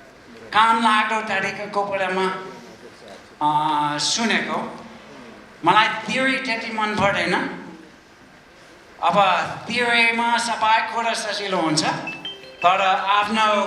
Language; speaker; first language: Nepali; non-native, fluent; English